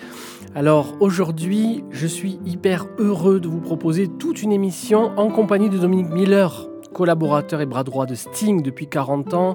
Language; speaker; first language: French; native; French